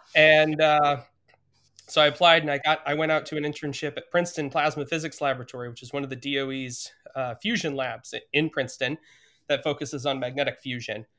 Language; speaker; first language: English; native; English